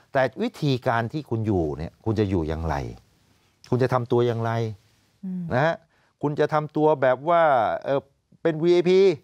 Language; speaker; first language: Thai; native; Thai